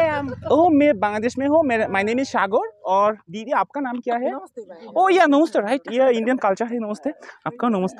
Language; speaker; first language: Hindi; non-native, learner; Bangla